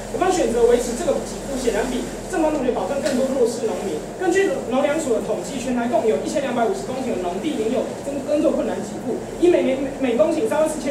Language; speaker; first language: Chinese; native; Chinese